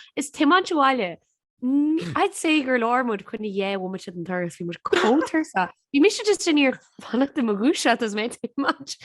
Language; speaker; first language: Irish; native; Irish